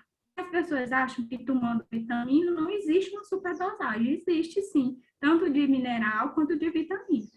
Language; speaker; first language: Portuguese; native; Portuguese